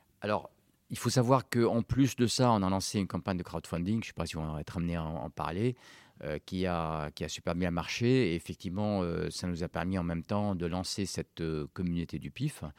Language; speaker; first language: French; non-native, local second language; Arabic